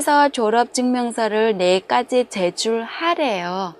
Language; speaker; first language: Korean; non-native, fluent; Vietnamese